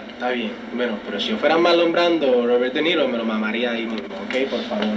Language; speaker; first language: Spanish; early bilingual, heritage; Spanish